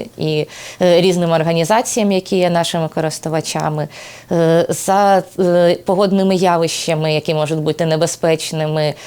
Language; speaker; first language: Ukrainian; native; Ukrainian